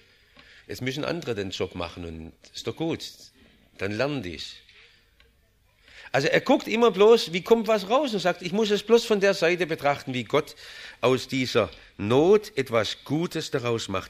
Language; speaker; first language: German; native; German